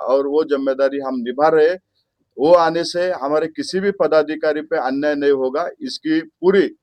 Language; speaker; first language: Hindi; non-native, local second language; Marathi